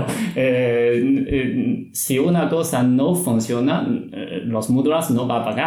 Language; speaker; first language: Spanish; non-native, fluent; Chinese